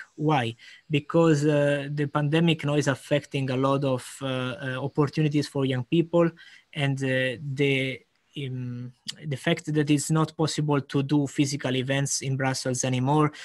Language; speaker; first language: English; non-native, fluent; Italian